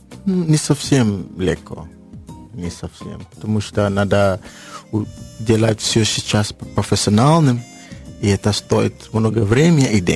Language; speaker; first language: Russian; non-native, learner; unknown